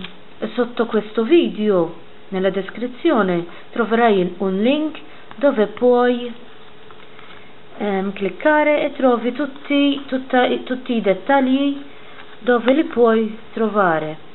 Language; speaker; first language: Italian; non-native, fluent; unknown